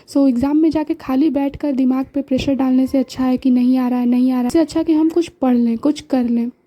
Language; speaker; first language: Hindi; native; Hindi